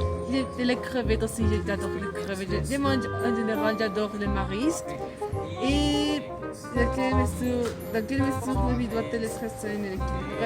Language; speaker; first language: French; non-native, learner; Spanish